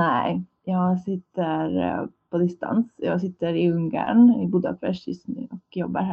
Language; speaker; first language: Swedish; non-native, fluent; Hungarian